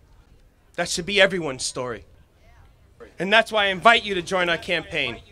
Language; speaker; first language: English; native; English